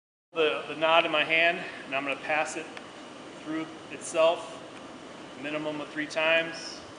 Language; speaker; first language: English; native; English